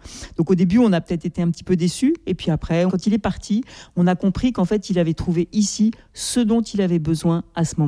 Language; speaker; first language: French; native; French